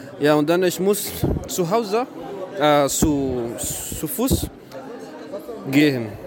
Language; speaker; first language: German; non-native, learner; Arabic